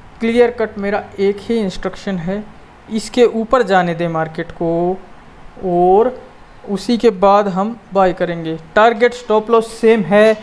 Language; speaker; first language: Hindi; native; Hindi